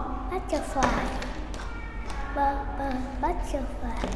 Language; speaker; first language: English; non-native, learner; Vietnamese